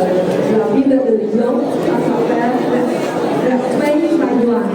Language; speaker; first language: French; non-native, fluent; Khmer